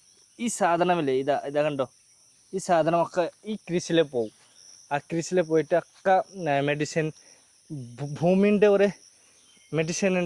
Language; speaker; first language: Malayalam; non-native, learner; Bangla